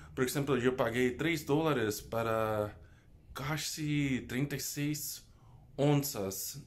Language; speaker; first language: Portuguese; non-native, learner; English